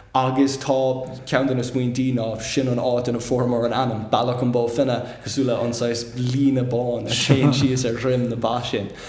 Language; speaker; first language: Irish; non-native, local second language; English